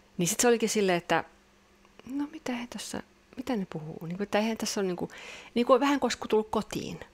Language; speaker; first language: Finnish; non-native, local second language; Swedish